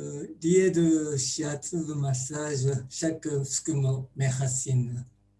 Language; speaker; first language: French; non-native, learner; Japanese